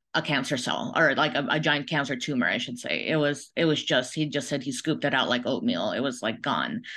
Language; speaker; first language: English; early bilingual, other home language; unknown